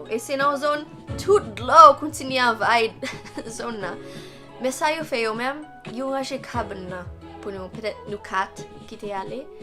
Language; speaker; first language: Haitian Creole; non-native, fluent; English